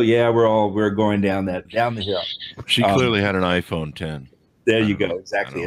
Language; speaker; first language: English; native; English